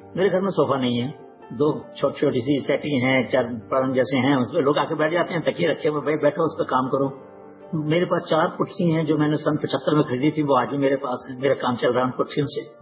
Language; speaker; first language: Hindi; native; Hindi